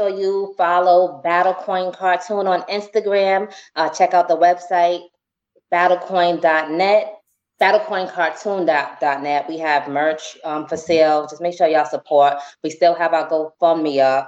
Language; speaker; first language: English; native; English